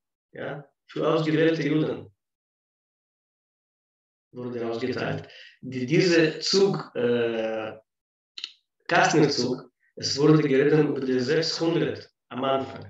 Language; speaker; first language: German; non-native, fluent; Russian